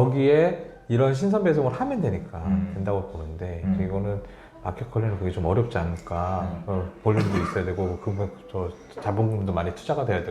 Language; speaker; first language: Korean; native; Korean